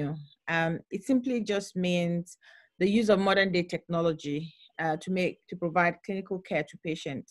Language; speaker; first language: English; non-native, local second language; Yoruba